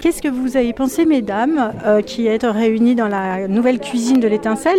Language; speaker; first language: French; native; French